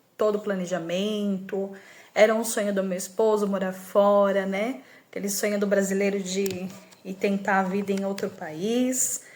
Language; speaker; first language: Portuguese; native; Portuguese